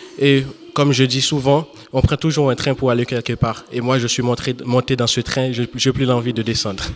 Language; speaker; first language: French; non-native, local second language; Haitian Creole